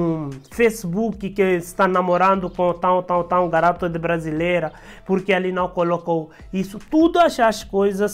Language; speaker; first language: Portuguese; non-native, learner; Hindi